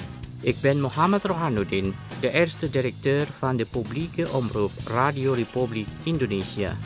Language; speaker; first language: Dutch; non-native, learner; Indonesian